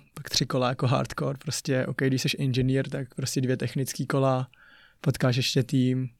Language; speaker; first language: Czech; early bilingual, other home language; Chinese